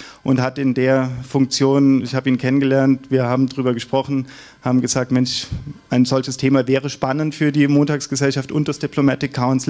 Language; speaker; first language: German; native; German